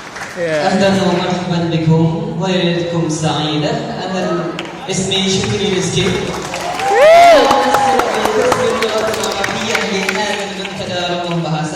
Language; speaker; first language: Arabic; non-native, learner; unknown